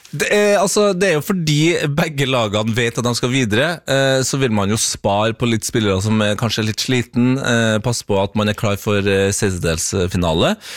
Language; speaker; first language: Norwegian; native; Norwegian